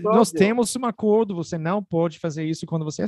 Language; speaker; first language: Portuguese; non-native, fluent; English